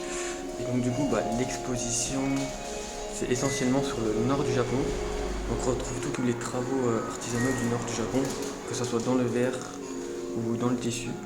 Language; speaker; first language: French; native; French